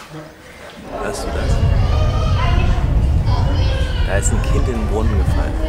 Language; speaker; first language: German; native; German